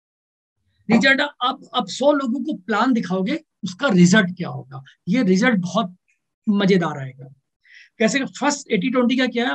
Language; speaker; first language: Hindi; native; Hindi